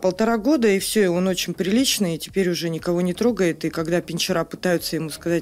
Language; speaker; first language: Russian; native; Russian